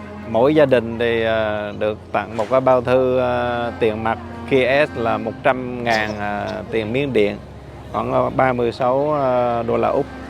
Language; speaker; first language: Vietnamese; native; Vietnamese